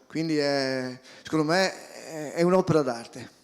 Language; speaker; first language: Italian; native; Italian